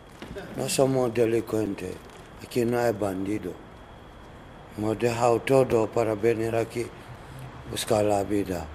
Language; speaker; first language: Spanish; non-native, learner; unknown